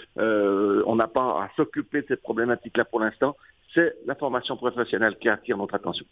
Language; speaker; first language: French; native; French